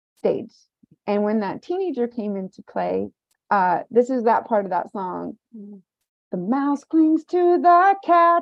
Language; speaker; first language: English; native; English